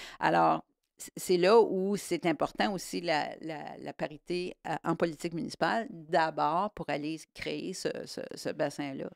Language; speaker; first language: French; native; French